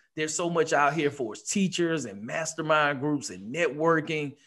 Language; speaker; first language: English; native; English